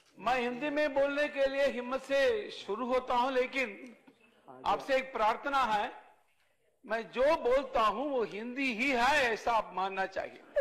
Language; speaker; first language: Hindi; non-native, local second language; Tamil